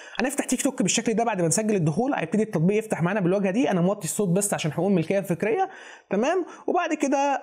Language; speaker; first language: Arabic; native; Arabic